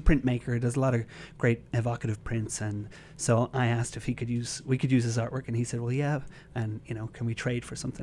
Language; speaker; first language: English; native; English